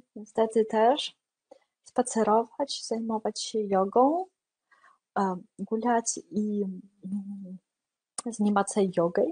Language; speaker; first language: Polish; non-native, fluent; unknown